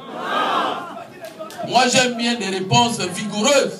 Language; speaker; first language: French; non-native, local second language; Fang